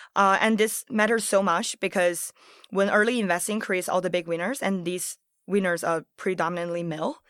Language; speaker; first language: English; early bilingual, other home language; Chinese